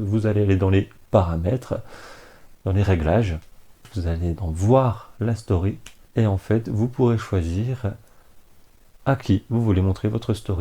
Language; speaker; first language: French; native; French